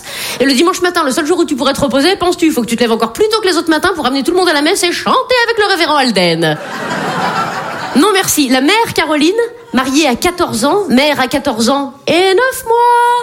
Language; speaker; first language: French; native; French